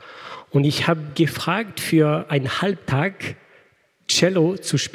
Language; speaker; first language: German; non-native, fluent; French